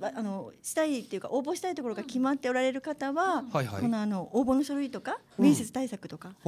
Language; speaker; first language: Japanese; native; Japanese